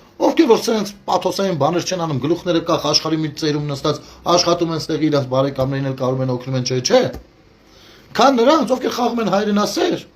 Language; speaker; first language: Armenian; native; Armenian